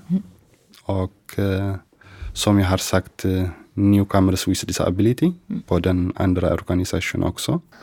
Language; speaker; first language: Swedish; non-native, learner; Tigrinya